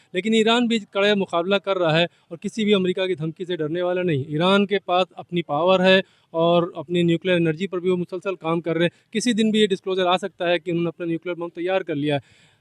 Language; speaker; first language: Urdu; native; Urdu